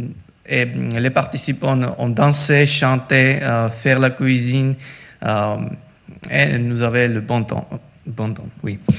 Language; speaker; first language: French; non-native, learner; Georgian